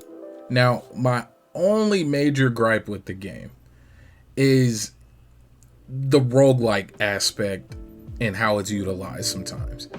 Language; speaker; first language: English; native; English